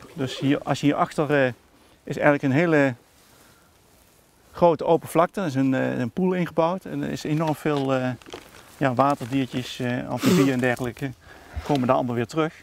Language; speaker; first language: Dutch; native; Dutch